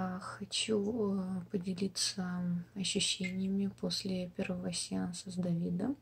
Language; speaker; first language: Russian; non-native, local second language; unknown